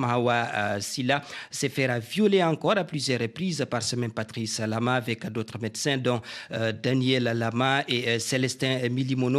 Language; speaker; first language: French; non-native, local second language; Fula